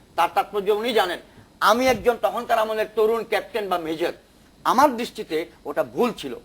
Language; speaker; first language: Bangla; native; Bangla